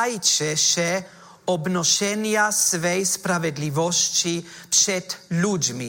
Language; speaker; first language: Polish; non-native, fluent; German